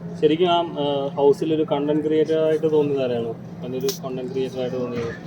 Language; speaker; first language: Malayalam; native; Malayalam